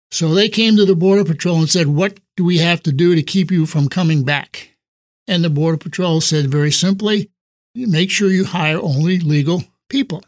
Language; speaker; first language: English; native; English